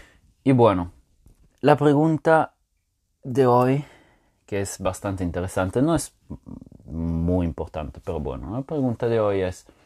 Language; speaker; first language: Spanish; non-native, fluent; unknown